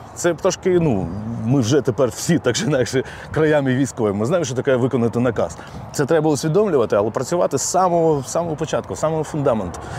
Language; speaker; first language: Ukrainian; non-native, local second language; Russian